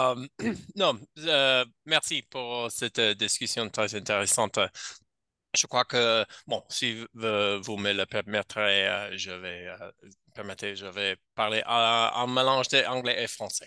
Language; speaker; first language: French; non-native, fluent; English